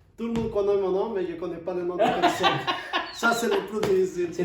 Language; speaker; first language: French; non-native, fluent; Spanish